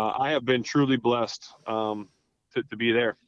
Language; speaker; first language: English; native; English